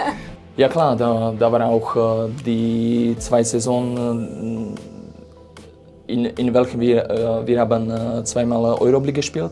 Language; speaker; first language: German; non-native, fluent; Slovak